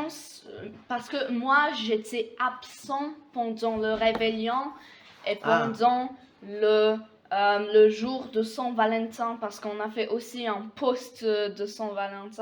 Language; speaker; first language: French; non-native, fluent; Polish